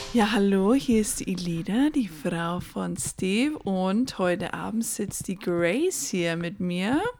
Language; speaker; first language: German; non-native, fluent; English